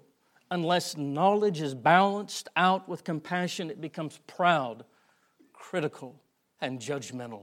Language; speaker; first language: English; native; English